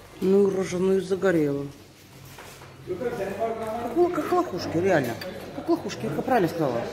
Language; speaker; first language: Russian; native; Russian